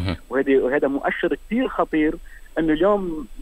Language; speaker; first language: Arabic; native; Arabic